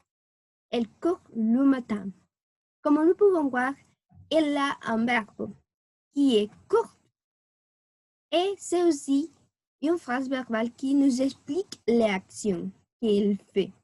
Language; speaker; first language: French; non-native, learner; Spanish